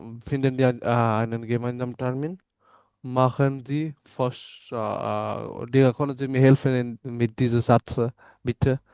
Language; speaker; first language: German; non-native, learner; Bangla